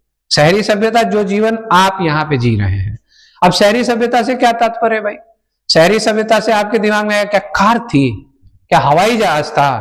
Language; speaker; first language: Hindi; native; Hindi